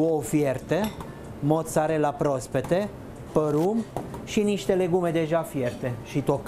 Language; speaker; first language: Romanian; non-native, fluent; Italian